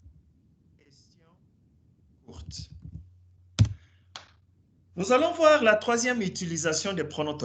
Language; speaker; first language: French; non-native, fluent; Spanish